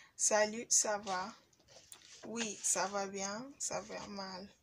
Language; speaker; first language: French; non-native, learner; Kabuverdianu